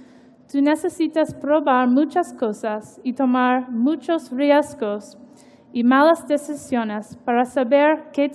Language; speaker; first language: Spanish; non-native, learner; English